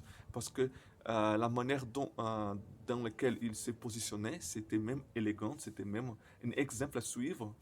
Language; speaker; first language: French; non-native, learner; Portuguese